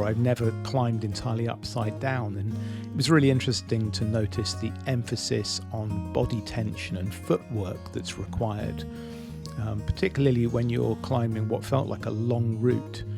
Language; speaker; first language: English; native; English